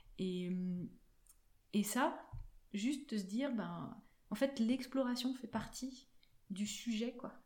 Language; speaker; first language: French; native; French